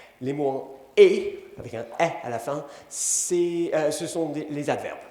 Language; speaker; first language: French; non-native, fluent; English